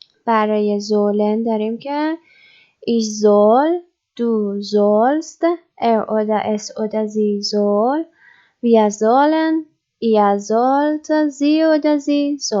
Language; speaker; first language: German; non-native, learner; Persian